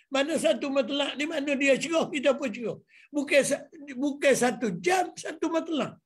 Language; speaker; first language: Malay; native; Malay